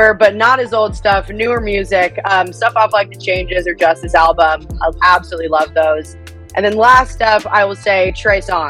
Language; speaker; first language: English; native; English